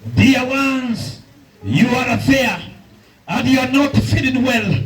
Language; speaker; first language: English; non-native, local second language; Swahili